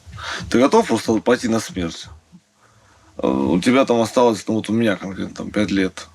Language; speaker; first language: Russian; native; Russian